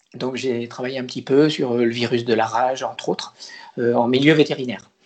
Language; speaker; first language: French; native; French